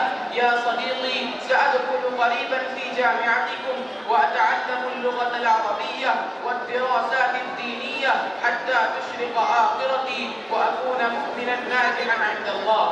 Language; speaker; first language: Arabic; non-native, learner; Urdu